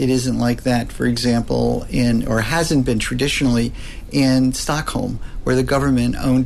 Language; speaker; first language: English; native; English